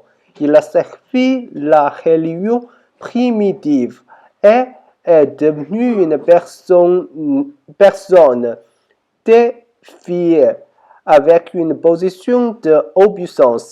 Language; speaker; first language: French; non-native, learner; Chinese